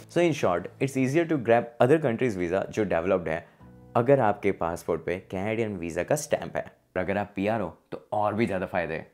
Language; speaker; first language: Hindi; native; Hindi